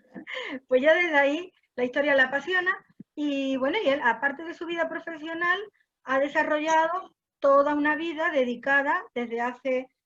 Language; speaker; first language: Spanish; native; Spanish